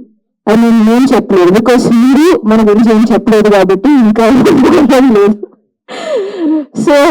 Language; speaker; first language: Telugu; non-native, local second language; Malayalam